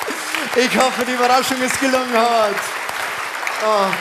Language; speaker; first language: German; native; German